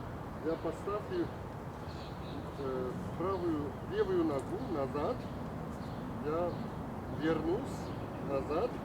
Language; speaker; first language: Russian; non-native, fluent; Chinese